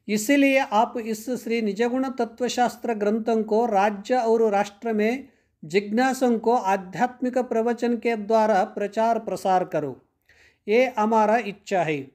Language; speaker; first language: Hindi; non-native, local second language; Kannada